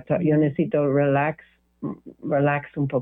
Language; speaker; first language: Spanish; non-native, learner; English